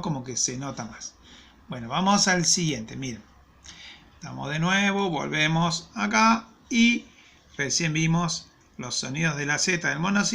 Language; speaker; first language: Spanish; native; Spanish